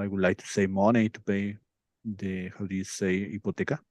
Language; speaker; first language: English; non-native, learner; Spanish